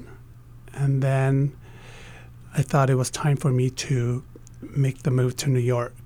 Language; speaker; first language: English; native; English